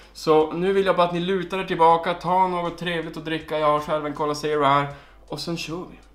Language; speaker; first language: Swedish; native; Swedish